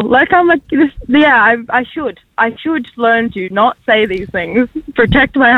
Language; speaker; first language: English; native; English